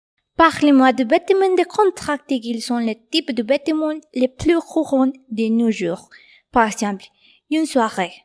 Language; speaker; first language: French; non-native, learner; Spanish